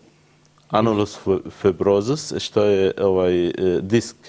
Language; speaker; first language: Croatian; non-native, learner; Arabic